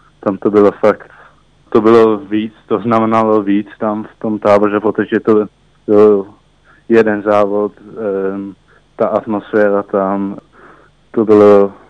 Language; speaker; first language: Czech; early bilingual, heritage; Czech